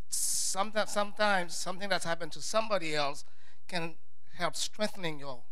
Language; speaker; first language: English; non-native, fluent; Haitian Creole